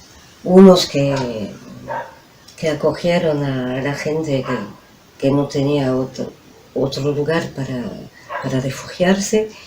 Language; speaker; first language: Spanish; non-native, fluent; French